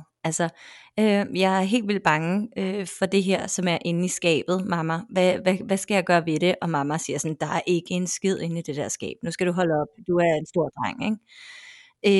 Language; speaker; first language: Danish; native; Danish